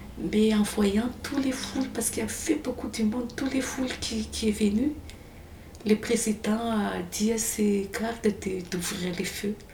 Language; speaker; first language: French; non-native, local second language; Malagasy